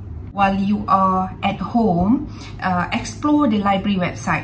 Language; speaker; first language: English; non-native, local second language; Malay